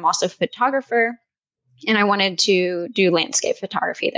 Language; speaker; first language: English; native; English